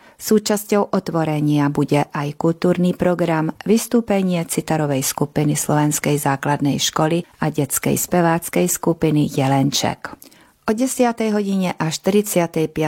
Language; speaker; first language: Slovak; early bilingual, heritage; Slovak